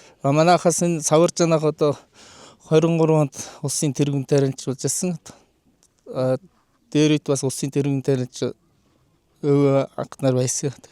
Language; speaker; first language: Mongolian; non-native, local second language; Kazakh